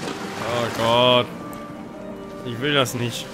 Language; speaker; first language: German; native; German